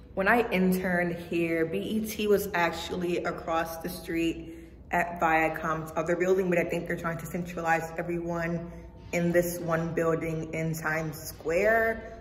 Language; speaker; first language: English; native; English